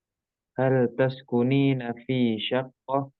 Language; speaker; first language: Arabic; non-native, learner; Indonesian